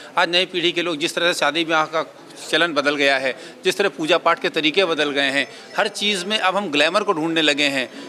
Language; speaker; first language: Hindi; native; Hindi